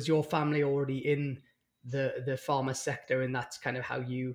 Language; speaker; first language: English; native; English